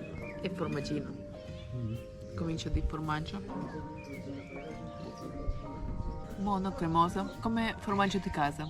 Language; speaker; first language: Italian; non-native, learner; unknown